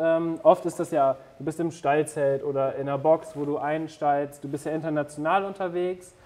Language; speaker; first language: German; native; German